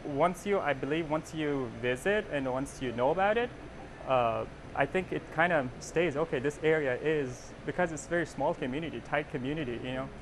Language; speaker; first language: English; non-native, local second language; Persian